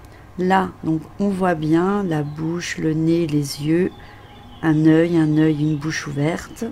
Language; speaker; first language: French; native; French